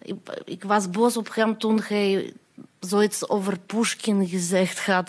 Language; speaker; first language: Dutch; non-native, fluent; Russian